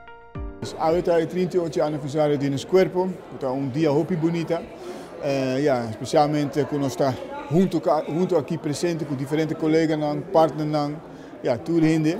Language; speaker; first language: Spanish; non-native, local second language; Papiamento